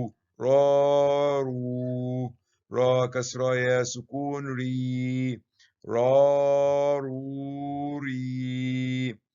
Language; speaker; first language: Arabic; non-native, fluent; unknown